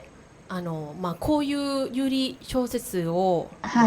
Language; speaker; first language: Japanese; non-native, learner; Thai